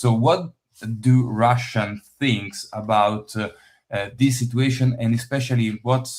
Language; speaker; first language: English; non-native, fluent; Italian